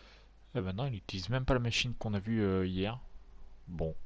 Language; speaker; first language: French; native; French